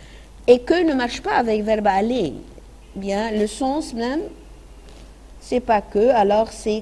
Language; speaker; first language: French; non-native, fluent; Arabic